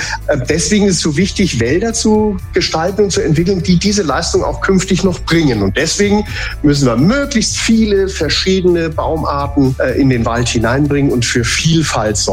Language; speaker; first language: German; native; German